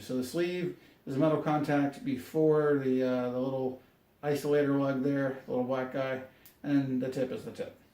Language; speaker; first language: English; native; English